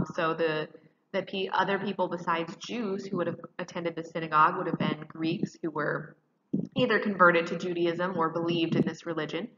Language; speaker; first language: English; native; English